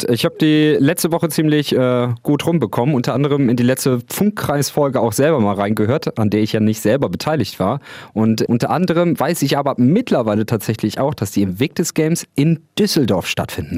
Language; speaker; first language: German; native; German